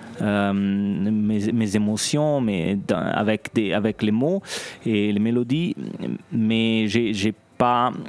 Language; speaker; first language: French; non-native, local second language; Italian